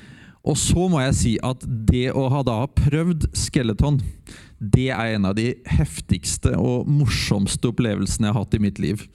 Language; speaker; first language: Norwegian; native; Norwegian